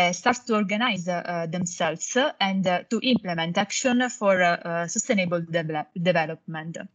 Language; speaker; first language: English; non-native, fluent; Italian